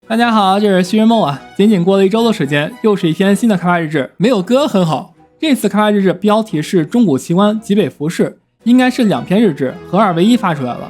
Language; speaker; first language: Chinese; native; Chinese